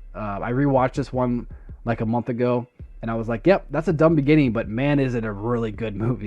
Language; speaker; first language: English; native; English